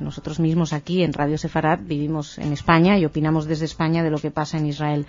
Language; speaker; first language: Spanish; native; Spanish